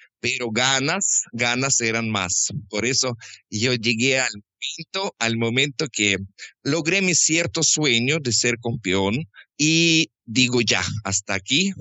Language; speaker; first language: Spanish; non-native, fluent; Russian